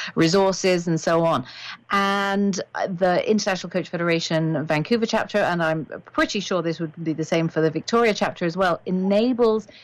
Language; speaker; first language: English; native; English